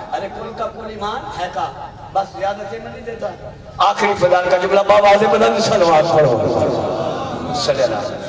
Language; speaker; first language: Urdu; non-native, local second language; Punjabi